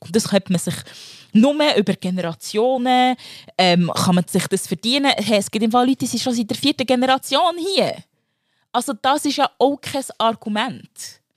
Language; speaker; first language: German; early bilingual, other home language; Lingala